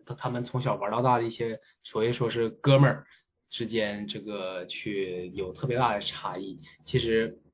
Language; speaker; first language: Chinese; native; Chinese